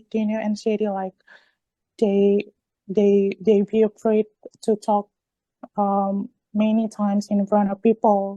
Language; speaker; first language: English; non-native, learner; Indonesian